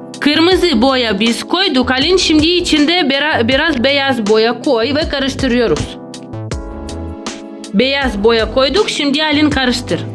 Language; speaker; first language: Turkish; non-native, learner; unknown